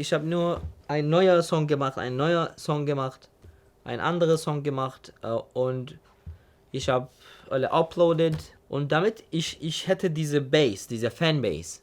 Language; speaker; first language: German; non-native, learner; Turkish